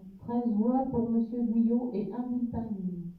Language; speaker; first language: French; native; French